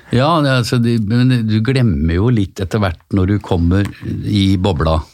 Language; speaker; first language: Norwegian; native; Norwegian